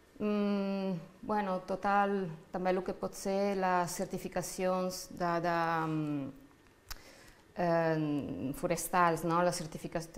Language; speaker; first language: Catalan; non-native, fluent; Italian